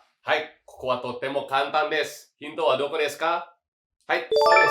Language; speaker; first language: Japanese; non-native, fluent; Indonesian